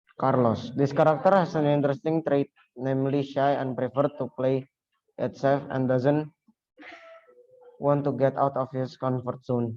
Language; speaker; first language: English; non-native, learner; Indonesian